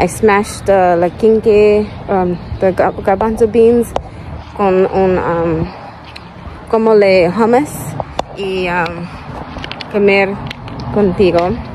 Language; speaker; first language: Spanish; non-native, learner; English